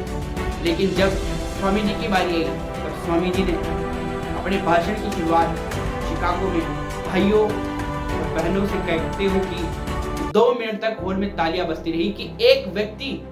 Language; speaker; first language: Hindi; native; Hindi